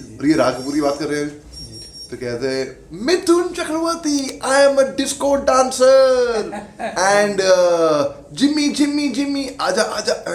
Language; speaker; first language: Hindi; native; Hindi